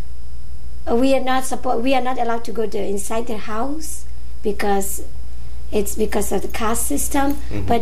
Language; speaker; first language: English; non-native, local second language; Nepali